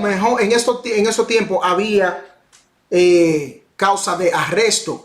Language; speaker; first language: Spanish; non-native, fluent; English